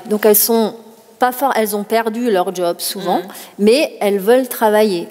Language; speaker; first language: French; native; French